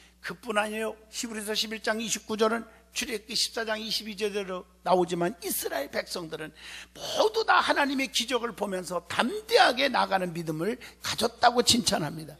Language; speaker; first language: Korean; native; Korean